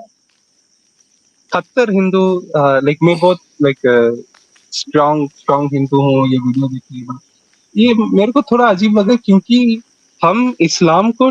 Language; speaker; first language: Hindi; non-native, local second language; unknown